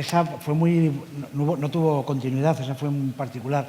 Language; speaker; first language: Spanish; native; Spanish